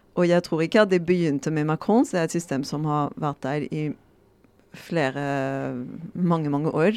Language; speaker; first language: Norwegian; non-native, fluent; French